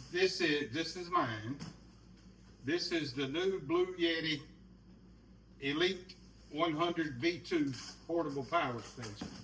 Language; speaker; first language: English; native; English